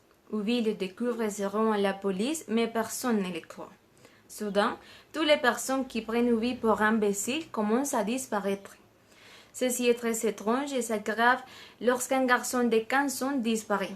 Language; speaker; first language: French; non-native, learner; Spanish